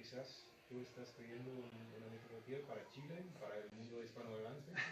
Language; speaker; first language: Spanish; non-native, fluent; English